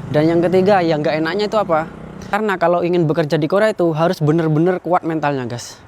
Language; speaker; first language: Indonesian; native; Indonesian